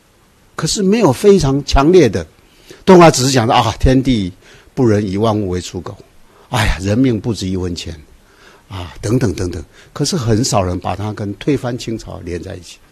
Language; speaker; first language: Chinese; native; Chinese